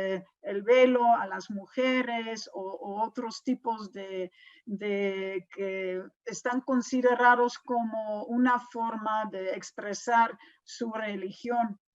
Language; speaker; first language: Spanish; non-native, fluent; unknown